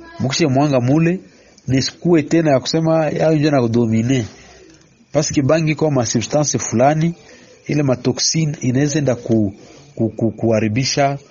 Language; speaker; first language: Swahili; native; Swahili